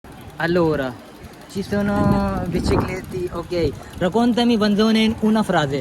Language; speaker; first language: Italian; non-native, learner; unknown